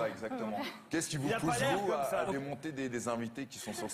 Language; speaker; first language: French; native; French